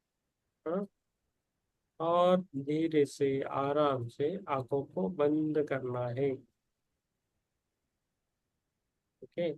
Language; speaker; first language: Hindi; non-native, local second language; Marathi